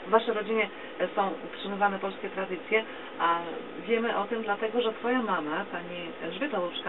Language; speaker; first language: Polish; native; Polish